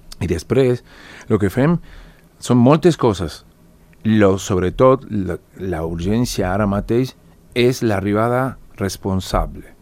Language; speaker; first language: Catalan; non-native, fluent; Spanish